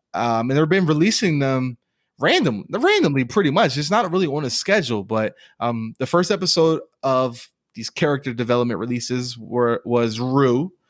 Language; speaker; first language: English; native; English